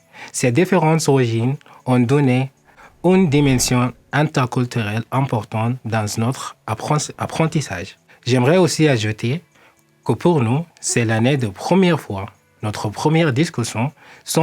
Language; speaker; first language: French; non-native, learner; Arabic